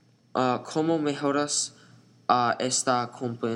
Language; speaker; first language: Spanish; non-native, learner; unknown